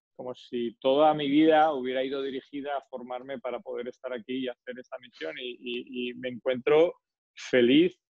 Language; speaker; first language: Spanish; native; Spanish